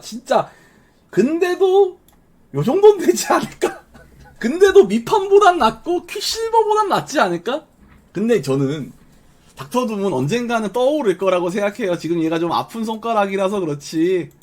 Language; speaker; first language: Korean; native; Korean